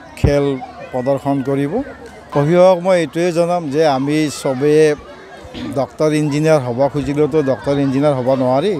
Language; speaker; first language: Assamese; native; Assamese